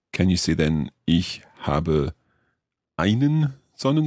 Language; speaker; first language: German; non-native, learner; English